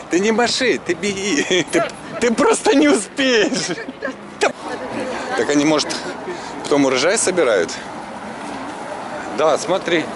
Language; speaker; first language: Russian; native; Russian